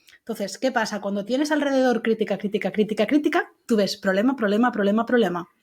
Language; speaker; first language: Spanish; native; Spanish